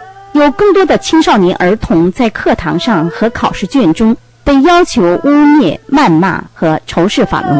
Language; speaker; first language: Chinese; native; Chinese